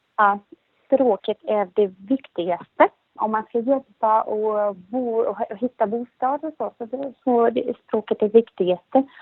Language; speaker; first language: Swedish; non-native, learner; Arabic